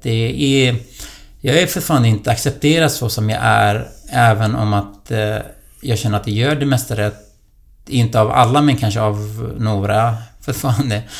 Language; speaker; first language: Swedish; non-native, fluent; Kurdish